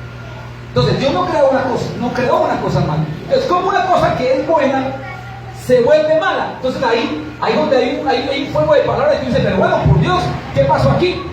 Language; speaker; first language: Spanish; native; Spanish